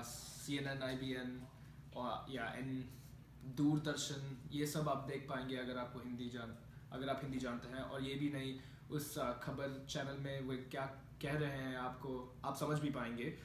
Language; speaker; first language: Hindi; non-native, learner; Malayalam